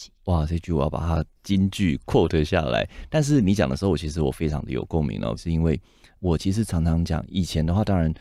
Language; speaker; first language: Chinese; native; Chinese